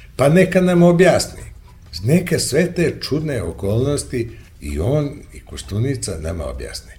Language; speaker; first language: Serbian; native; Serbian